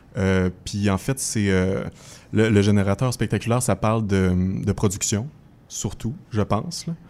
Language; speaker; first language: French; native; French